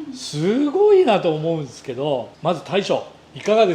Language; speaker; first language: Japanese; native; Japanese